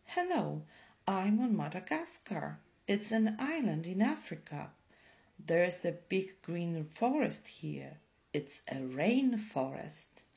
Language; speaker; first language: English; non-native, fluent; Polish